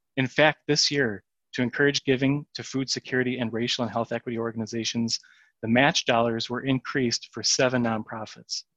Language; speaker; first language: English; native; English